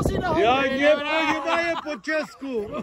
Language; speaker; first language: Czech; non-native, learner; German